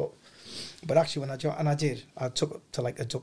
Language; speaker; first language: English; native; English